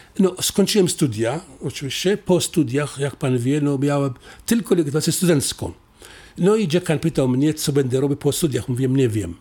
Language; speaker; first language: Polish; non-native, fluent; Assyrian Neo-Aramaic